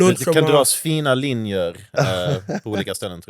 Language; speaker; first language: Swedish; native; Swedish